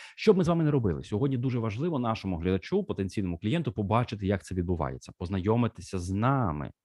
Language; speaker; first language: Ukrainian; non-native, local second language; Russian